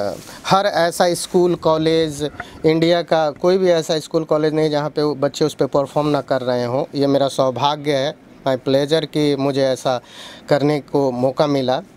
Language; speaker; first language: Hindi; native; Hindi